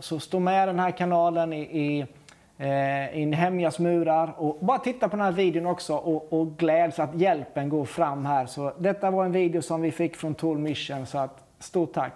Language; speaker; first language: Swedish; native; Swedish